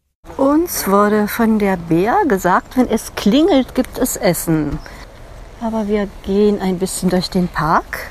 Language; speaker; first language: German; native; German